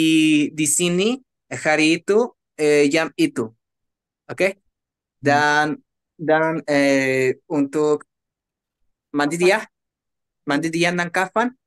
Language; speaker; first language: Indonesian; non-native, learner; Spanish